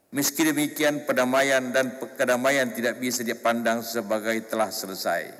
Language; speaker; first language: Indonesian; non-native, local second language; Buginese